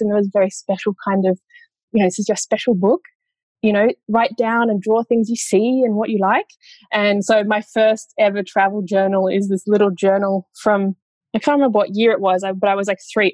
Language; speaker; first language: English; native; English